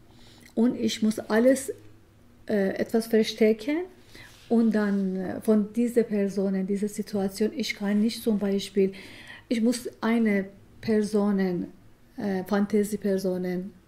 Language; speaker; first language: German; non-native, learner; Persian